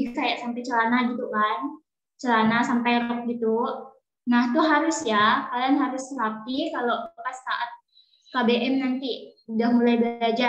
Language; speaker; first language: Indonesian; native; Indonesian